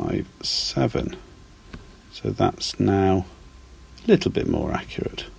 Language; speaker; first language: English; native; English